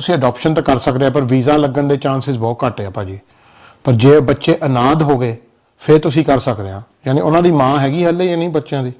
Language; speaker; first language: Punjabi; early bilingual, heritage; Punjabi